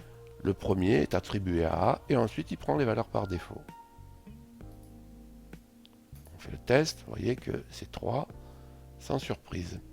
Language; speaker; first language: French; native; French